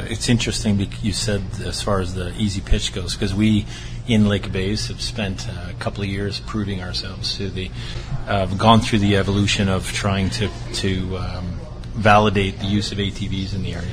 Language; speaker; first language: English; native; English